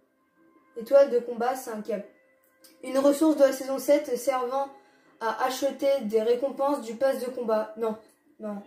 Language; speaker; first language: French; native; French